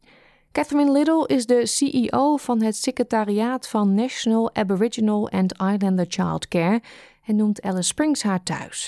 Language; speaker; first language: Dutch; native; Dutch